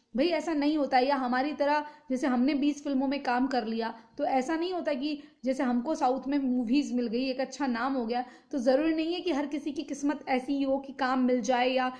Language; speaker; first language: Hindi; native; Hindi